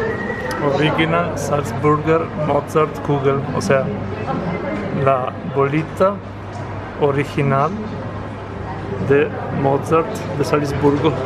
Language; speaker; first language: Spanish; non-native, fluent; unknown